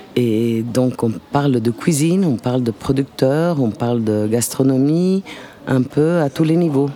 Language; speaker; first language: French; non-native, fluent; Italian